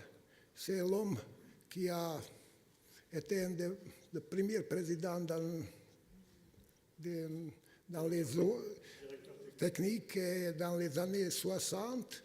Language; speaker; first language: French; non-native, fluent; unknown